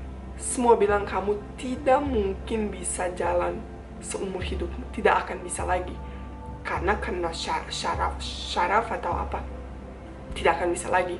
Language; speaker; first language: Indonesian; non-native, fluent; Bosnian